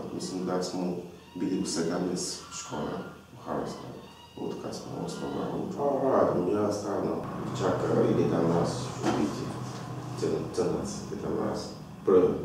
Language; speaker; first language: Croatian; non-native, learner; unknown